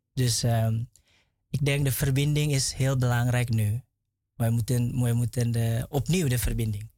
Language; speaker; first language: Dutch; non-native, learner; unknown